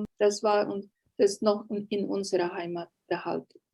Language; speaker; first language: German; non-native, learner; Uyghur